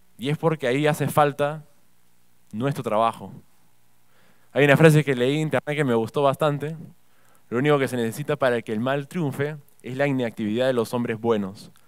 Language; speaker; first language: Spanish; native; Spanish